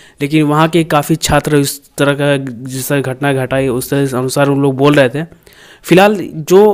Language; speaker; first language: Hindi; native; Hindi